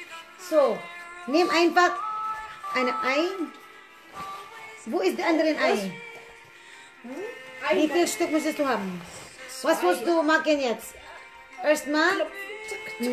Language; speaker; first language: German; non-native, learner; Cebuano